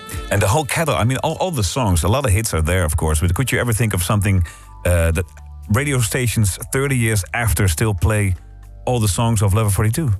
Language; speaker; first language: English; non-native, fluent; Dutch